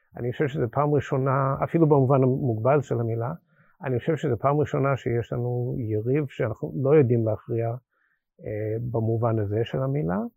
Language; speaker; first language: Hebrew; non-native, fluent; English